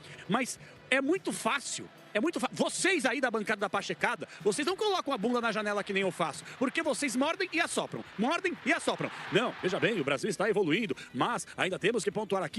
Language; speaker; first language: Portuguese; native; Portuguese